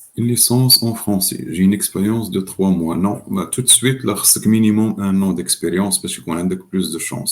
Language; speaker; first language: French; non-native, local second language; Arabic